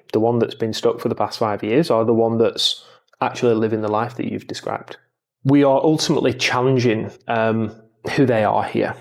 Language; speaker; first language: English; native; English